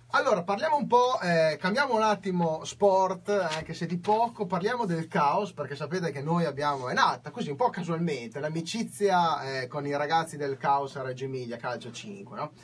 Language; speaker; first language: Italian; native; Italian